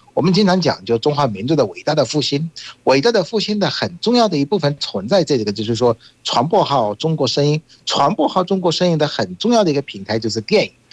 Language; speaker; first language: Chinese; non-native, fluent; Bangla